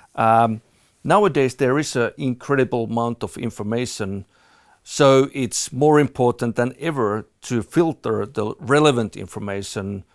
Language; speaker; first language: English; non-native, fluent; Finnish